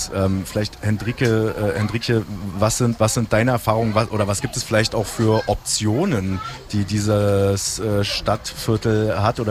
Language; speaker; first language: German; native; German